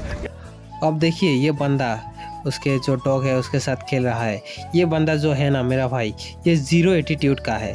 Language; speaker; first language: Hindi; non-native, local second language; Assamese